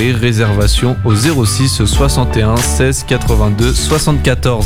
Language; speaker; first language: French; native; French